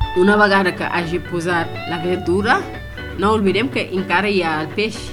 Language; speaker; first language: Catalan; non-native, fluent; Wolof